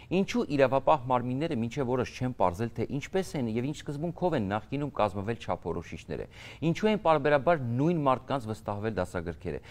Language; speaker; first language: Armenian; native; Armenian